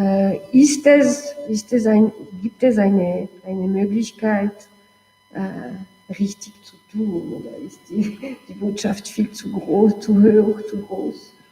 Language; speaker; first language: German; non-native, local second language; French